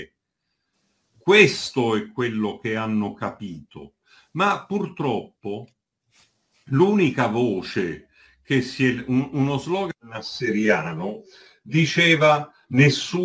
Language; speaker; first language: Italian; native; Italian